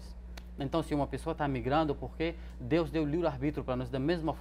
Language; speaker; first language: Portuguese; non-native, fluent; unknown